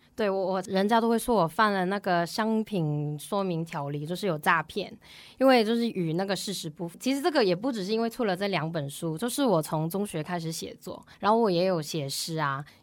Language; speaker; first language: Chinese; non-native, local second language; Cantonese